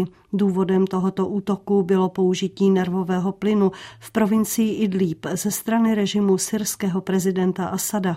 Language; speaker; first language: Czech; native; Czech